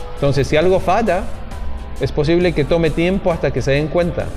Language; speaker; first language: Spanish; native; Spanish